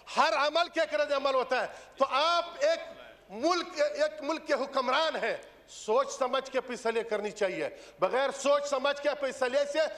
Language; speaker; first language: Urdu; non-native, local second language; Pashto